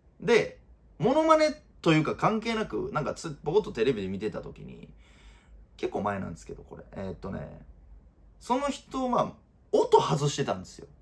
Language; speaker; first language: Japanese; native; Japanese